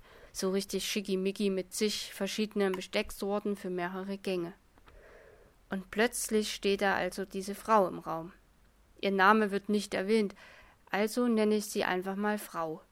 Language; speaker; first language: German; native; German